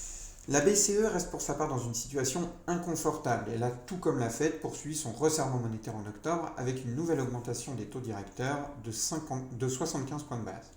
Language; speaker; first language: French; native; French